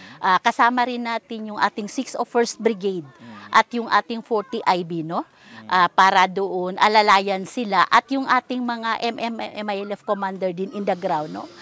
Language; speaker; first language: Filipino; non-native, local second language; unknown